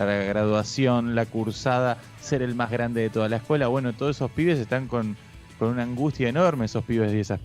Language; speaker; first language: Spanish; native; Spanish